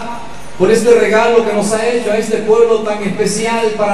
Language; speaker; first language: Spanish; native; Spanish